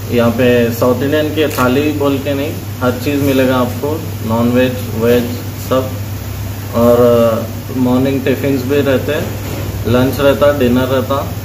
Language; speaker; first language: Hindi; non-native, local second language; Telugu